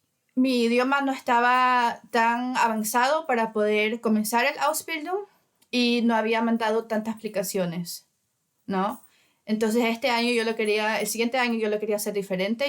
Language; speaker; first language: Spanish; early bilingual, heritage; Spanish